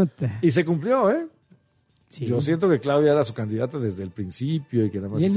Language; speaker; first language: Spanish; native; Spanish